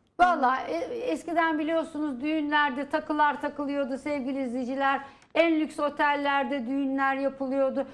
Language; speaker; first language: Turkish; native; Turkish